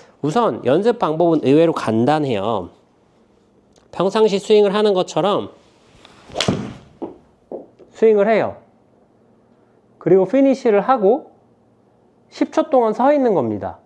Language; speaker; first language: Korean; native; Korean